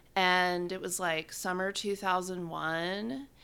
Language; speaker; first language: English; native; English